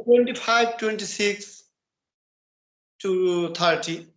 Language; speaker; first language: English; non-native, learner; Bangla